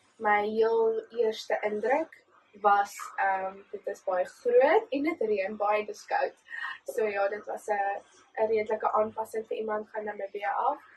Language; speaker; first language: Afrikaans; native; Afrikaans